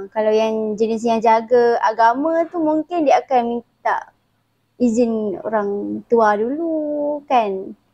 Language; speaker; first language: Malay; native; Malay